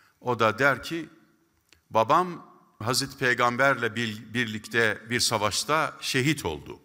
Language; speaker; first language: Turkish; native; Turkish